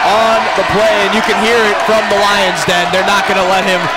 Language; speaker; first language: English; native; English